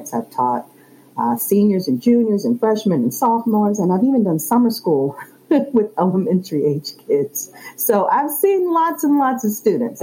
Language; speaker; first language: English; native; English